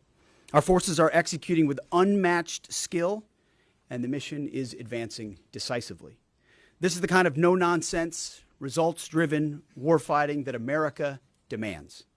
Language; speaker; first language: English; native; English